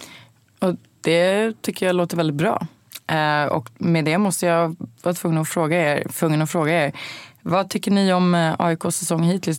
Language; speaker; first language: Swedish; native; Swedish